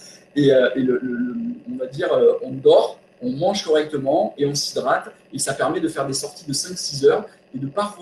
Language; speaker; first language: French; native; French